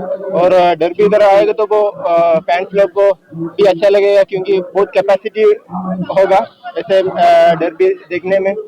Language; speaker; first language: Hindi; non-native, local second language; Bangla